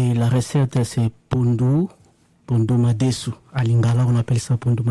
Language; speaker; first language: French; non-native, local second language; Lingala